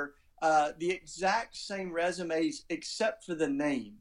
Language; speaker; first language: English; native; English